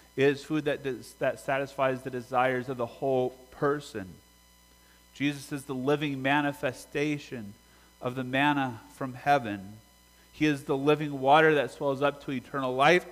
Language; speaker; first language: English; native; English